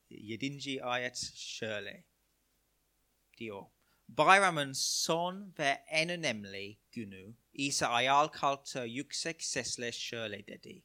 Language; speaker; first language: Turkish; non-native, fluent; English